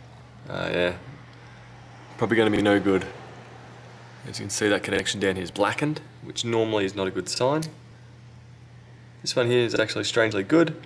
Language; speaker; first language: English; native; English